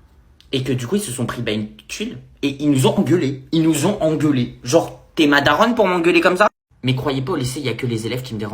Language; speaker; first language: French; native; French